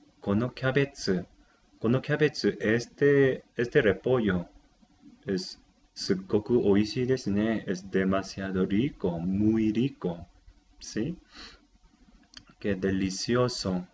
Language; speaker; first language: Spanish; non-native, fluent; Japanese